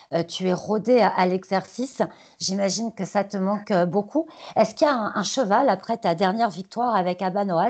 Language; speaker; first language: French; native; French